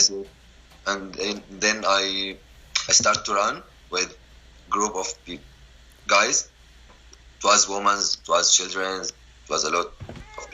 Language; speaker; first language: English; non-native, learner; Arabic